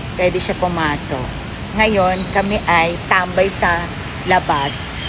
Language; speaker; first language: Filipino; native; Filipino